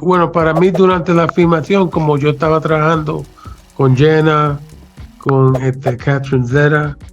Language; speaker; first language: Spanish; early bilingual, heritage; Spanish